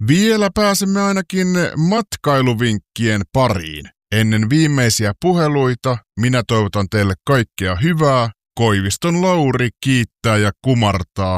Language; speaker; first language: Finnish; native; Finnish